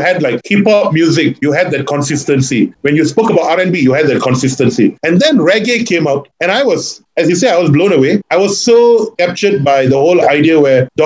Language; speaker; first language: English; non-native, local second language; Tamil